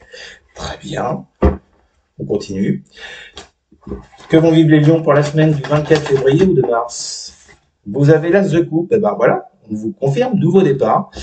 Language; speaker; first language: French; native; French